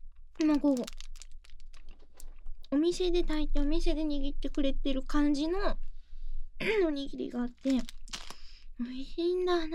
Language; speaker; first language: Japanese; native; Japanese